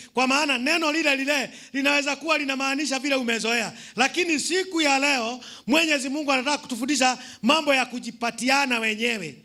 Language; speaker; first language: Swahili; non-native, local second language; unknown